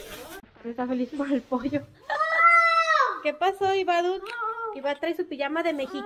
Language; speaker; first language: Spanish; native; Spanish